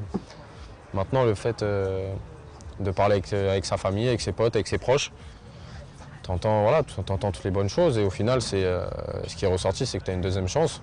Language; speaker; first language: French; native; French